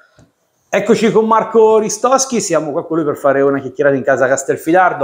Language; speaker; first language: Italian; native; Italian